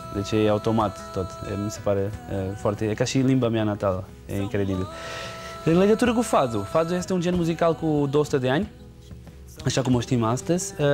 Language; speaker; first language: Romanian; non-native, fluent; Portuguese